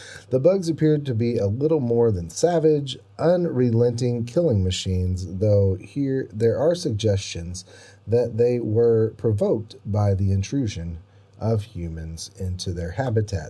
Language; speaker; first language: English; native; English